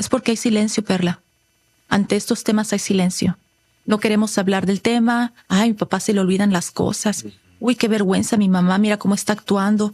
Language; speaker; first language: Spanish; native; Spanish